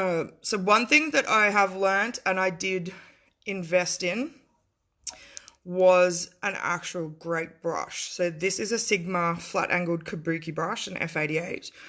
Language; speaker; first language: English; native; English